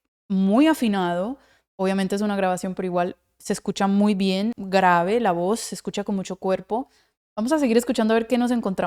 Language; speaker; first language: Spanish; native; Spanish